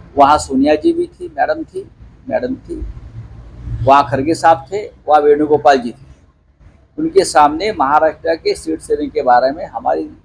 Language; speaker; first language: Hindi; non-native, local second language; Marathi